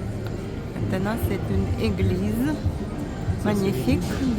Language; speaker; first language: French; non-native, learner; Russian